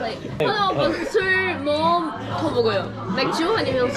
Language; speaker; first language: Korean; non-native, learner; Portuguese